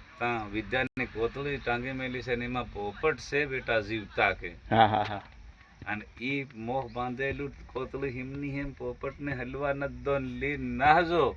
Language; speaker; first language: Gujarati; non-native, local second language; Bhili